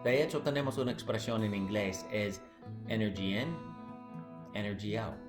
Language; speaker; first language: Spanish; non-native, fluent; English